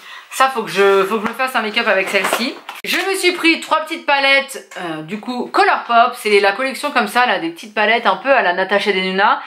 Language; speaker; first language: French; native; French